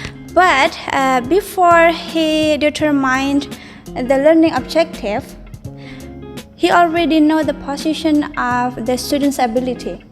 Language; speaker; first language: English; non-native, learner; Indonesian